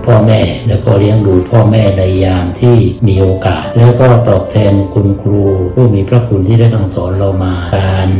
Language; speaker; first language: Thai; native; Thai